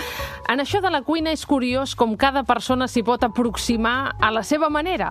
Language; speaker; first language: Catalan; native; Catalan